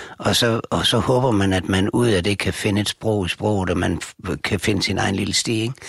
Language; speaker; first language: Danish; native; Danish